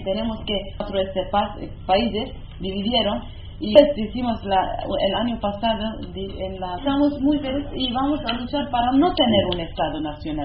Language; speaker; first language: Spanish; non-native, learner; Kurdish